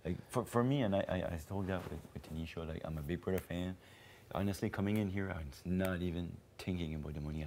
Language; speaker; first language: English; non-native, fluent; French